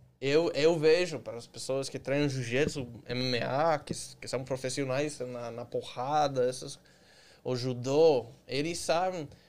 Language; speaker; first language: Portuguese; non-native, fluent; English